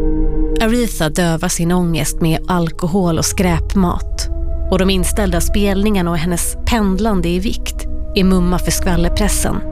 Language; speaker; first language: Swedish; native; Swedish